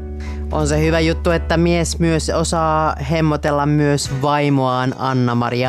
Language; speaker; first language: Finnish; native; Finnish